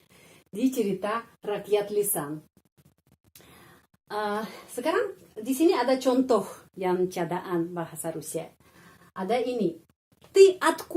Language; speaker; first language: Indonesian; non-native, fluent; Russian